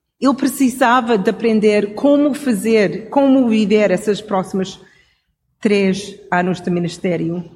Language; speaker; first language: Portuguese; non-native, fluent; English